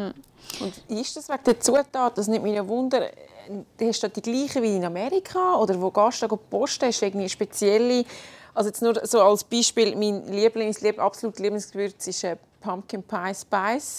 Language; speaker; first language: German; native; German